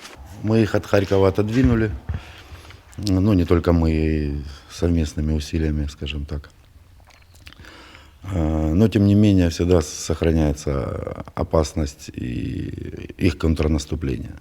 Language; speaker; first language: Russian; native; Russian